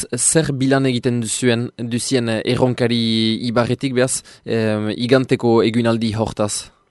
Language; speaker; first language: Basque; native; Basque